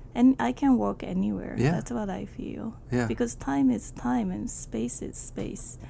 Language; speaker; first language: English; non-native, learner; Japanese